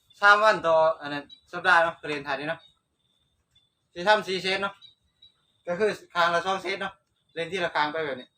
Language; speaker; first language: Thai; non-native, local second language; Northeastern Thai